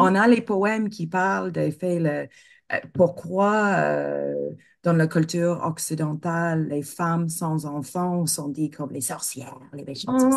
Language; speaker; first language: French; non-native, fluent; English